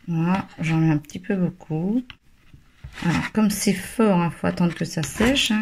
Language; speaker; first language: French; native; French